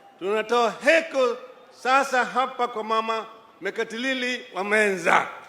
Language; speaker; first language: Swahili; non-native, local second language; Luo (Kenya and Tanzania)